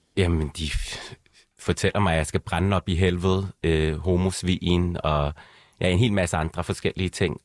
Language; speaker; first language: Danish; early bilingual, other home language; Arabic